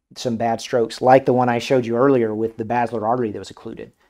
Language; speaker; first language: English; native; English